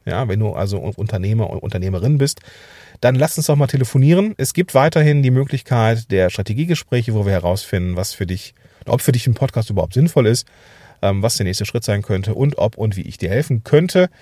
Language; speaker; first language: German; native; German